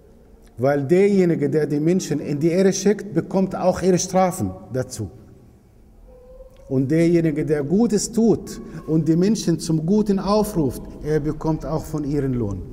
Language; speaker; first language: German; non-native, fluent; Arabic